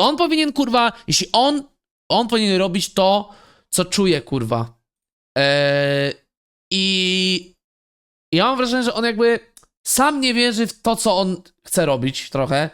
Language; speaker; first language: Polish; native; Polish